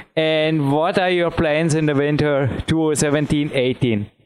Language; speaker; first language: English; non-native, fluent; German